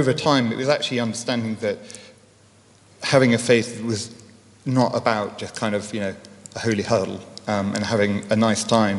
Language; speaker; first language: English; native; English